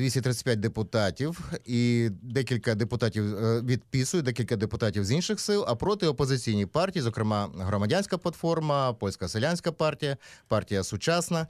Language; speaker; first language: Ukrainian; native; Ukrainian